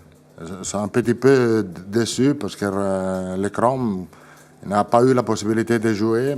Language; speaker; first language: French; non-native, fluent; Italian